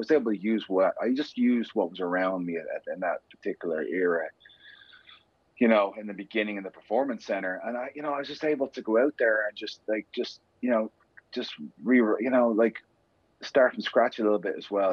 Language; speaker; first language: English; native; English